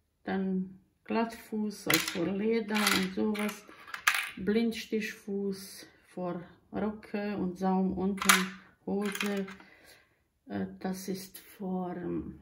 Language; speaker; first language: German; non-native, learner; Croatian